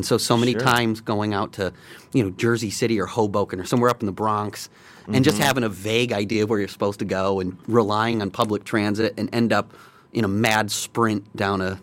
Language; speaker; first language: English; native; English